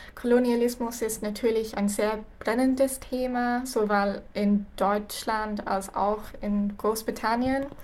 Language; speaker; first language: German; non-native, fluent; English